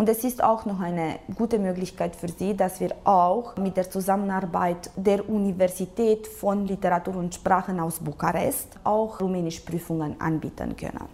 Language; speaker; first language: German; non-native, local second language; Romanian